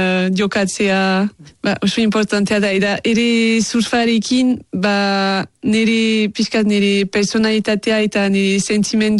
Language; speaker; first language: Basque; non-native, local second language; French